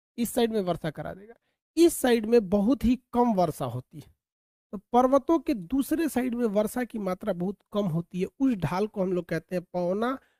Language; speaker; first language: Hindi; native; Hindi